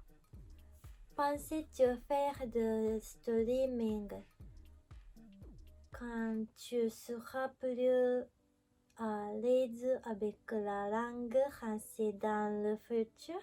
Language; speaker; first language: French; non-native, learner; Japanese